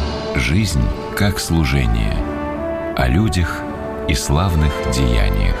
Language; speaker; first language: Russian; native; Russian